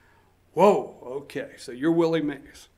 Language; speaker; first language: English; native; English